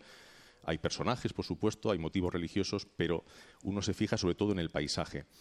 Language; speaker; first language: Spanish; native; Spanish